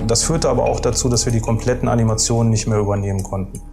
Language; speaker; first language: German; native; German